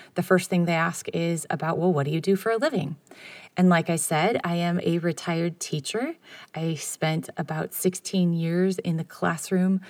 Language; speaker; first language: English; native; English